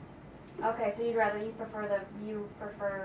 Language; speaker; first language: English; native; English